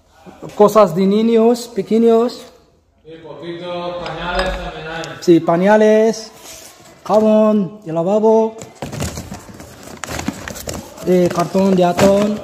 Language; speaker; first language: Spanish; non-native, learner; Arabic